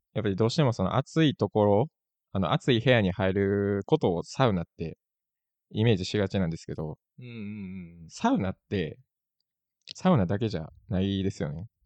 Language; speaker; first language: Japanese; native; Japanese